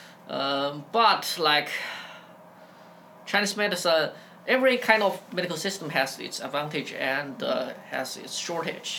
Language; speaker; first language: English; non-native, fluent; Chinese